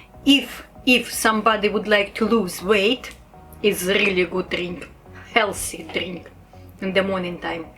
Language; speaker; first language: English; non-native, learner; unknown